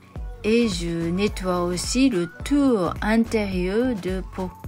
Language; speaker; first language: French; non-native, fluent; Japanese